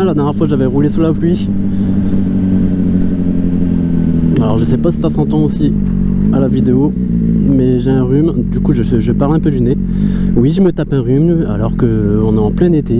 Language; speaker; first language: French; native; French